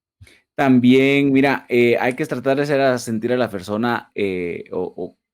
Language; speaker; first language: Spanish; native; Spanish